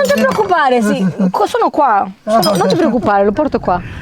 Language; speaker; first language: Italian; non-native, learner; Spanish